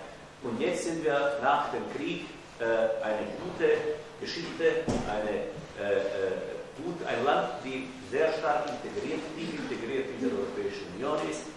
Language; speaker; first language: German; non-native, fluent; Croatian